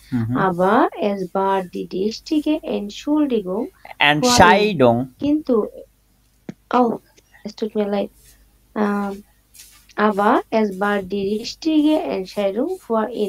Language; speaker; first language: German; non-native, learner; Bangla